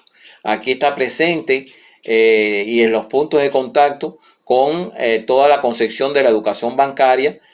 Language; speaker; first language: Spanish; native; Spanish